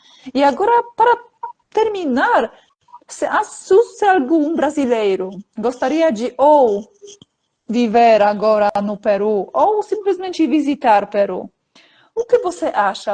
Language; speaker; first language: Portuguese; non-native, fluent; Polish